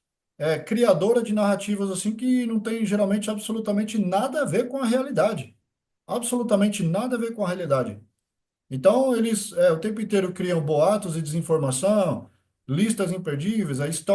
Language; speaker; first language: Portuguese; native; Portuguese